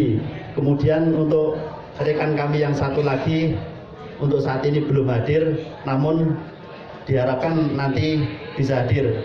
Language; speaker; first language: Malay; non-native, local second language; Javanese